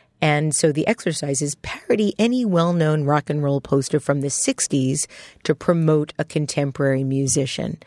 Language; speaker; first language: English; native; English